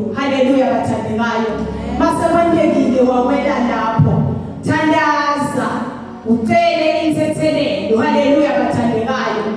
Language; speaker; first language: Zulu; non-native, local second language; Swati